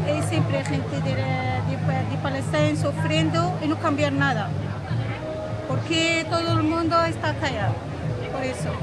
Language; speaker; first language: Spanish; non-native, learner; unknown